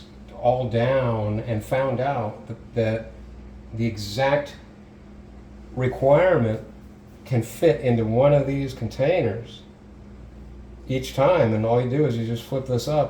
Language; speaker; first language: English; native; English